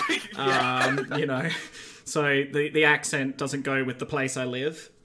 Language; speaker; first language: English; native; English